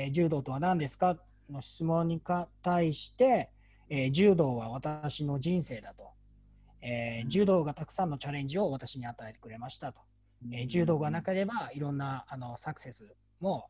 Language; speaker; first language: Japanese; non-native, fluent; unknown